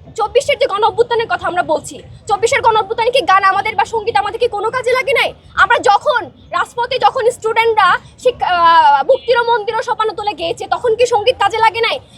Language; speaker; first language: Bangla; non-native, local second language; Chakma